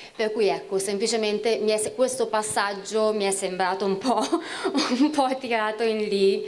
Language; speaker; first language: Italian; native; Italian